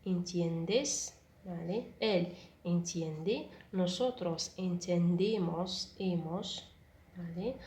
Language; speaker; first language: Spanish; non-native, fluent; Arabic